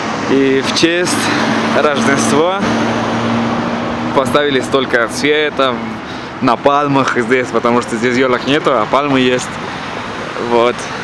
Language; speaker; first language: Russian; non-native, fluent; Spanish